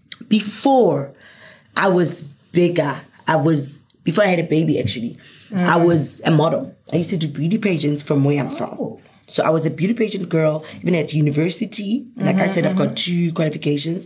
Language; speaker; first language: English; non-native, local second language; Southern Sotho